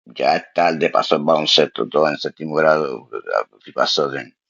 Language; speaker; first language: Spanish; early bilingual, heritage; Spanish